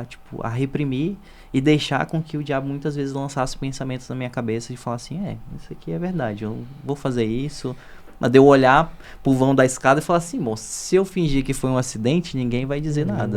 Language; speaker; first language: Portuguese; native; Portuguese